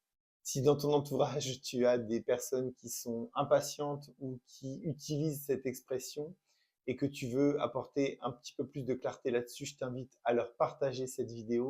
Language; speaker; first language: French; native; French